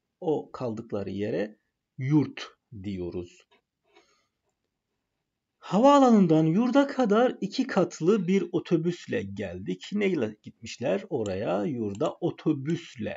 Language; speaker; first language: Turkish; non-native, fluent; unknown